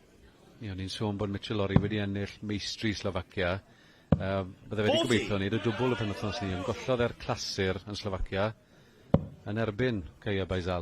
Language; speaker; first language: Welsh; native; Welsh